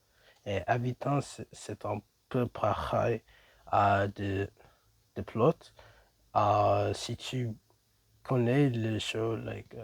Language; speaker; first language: French; non-native, learner; English